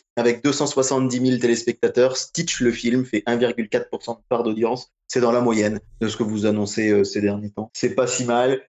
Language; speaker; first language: French; native; French